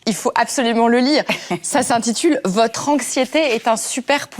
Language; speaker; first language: French; native; French